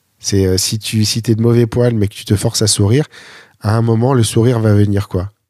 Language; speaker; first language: French; native; French